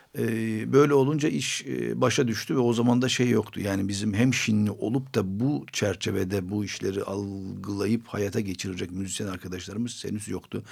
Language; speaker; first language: Turkish; non-native, local second language; Armenian